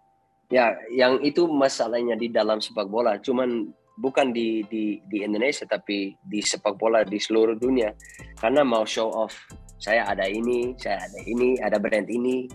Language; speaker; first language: Indonesian; non-native, fluent; Dutch